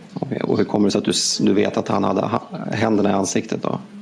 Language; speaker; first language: Swedish; native; Swedish